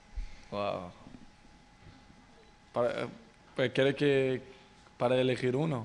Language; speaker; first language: Spanish; non-native, fluent; Portuguese